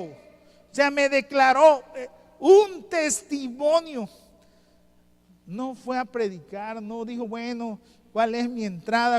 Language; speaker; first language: Spanish; native; Spanish